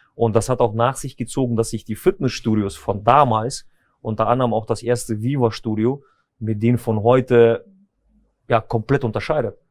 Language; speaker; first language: German; early bilingual, other home language; Russian